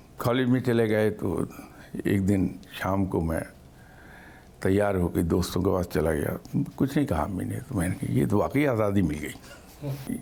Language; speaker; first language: Urdu; native; Urdu